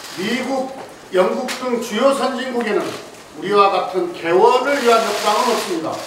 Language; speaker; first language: Korean; native; Korean